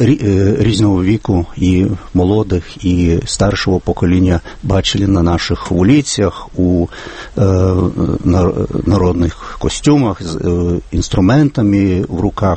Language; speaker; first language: Ukrainian; non-native, fluent; Lithuanian